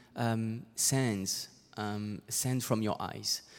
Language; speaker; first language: English; non-native, fluent; French